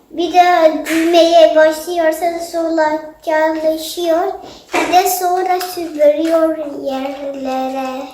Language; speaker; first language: Turkish; early bilingual, heritage; Turkish